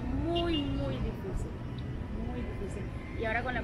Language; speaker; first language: Spanish; native; Spanish